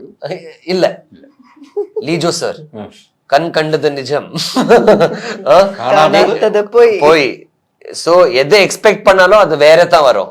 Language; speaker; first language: Tamil; non-native, fluent; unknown